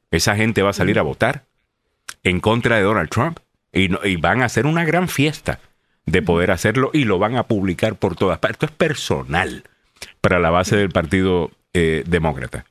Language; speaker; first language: Spanish; native; Spanish